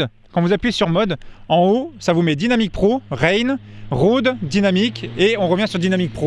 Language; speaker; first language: French; native; French